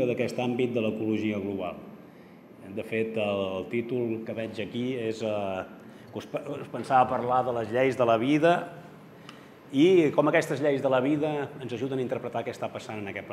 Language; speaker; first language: Catalan; native; Catalan